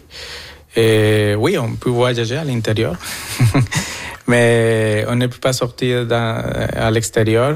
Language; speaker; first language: French; non-native, fluent; Spanish